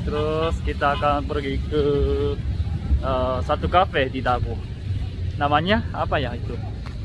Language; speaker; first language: Indonesian; non-native, learner; Korean